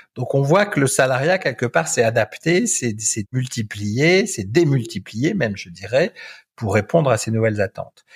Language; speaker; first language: French; native; French